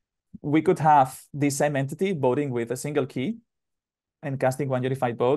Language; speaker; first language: English; non-native, fluent; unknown